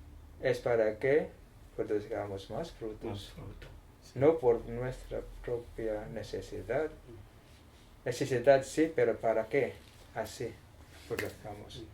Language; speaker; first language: Spanish; non-native, learner; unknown